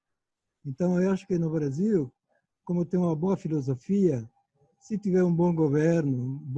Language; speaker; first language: Portuguese; non-native, fluent; Italian